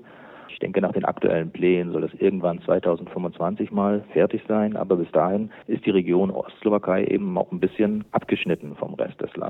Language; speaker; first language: German; native; German